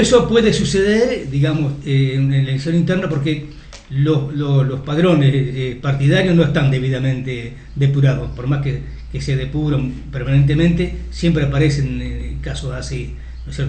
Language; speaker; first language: Spanish; native; Spanish